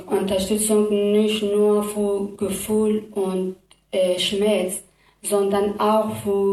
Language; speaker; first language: German; non-native, learner; Kurdish